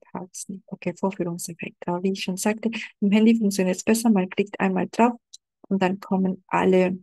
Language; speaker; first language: German; non-native, fluent; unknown